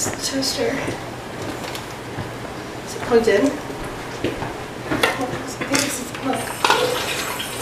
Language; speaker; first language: English; native; English